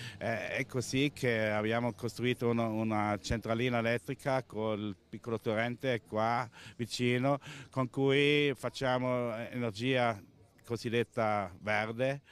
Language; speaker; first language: Italian; non-native, local second language; German